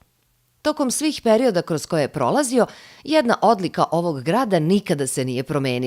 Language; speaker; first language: Serbian; native; Serbian